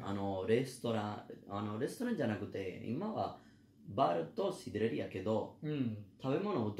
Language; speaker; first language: Japanese; non-native, learner; Spanish